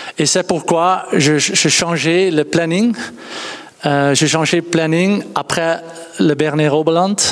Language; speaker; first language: French; non-native, learner; Dutch